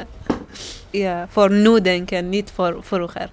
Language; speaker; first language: Dutch; non-native, learner; Persian